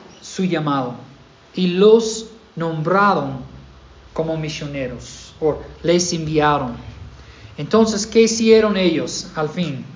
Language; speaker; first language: Spanish; non-native, fluent; English